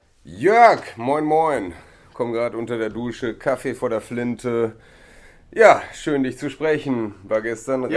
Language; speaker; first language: German; native; German